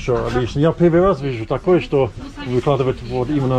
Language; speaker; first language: Russian; non-native, learner; English